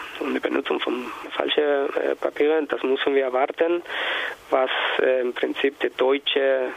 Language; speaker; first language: German; non-native, learner; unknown